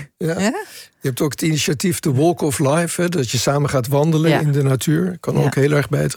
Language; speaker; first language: Dutch; native; Dutch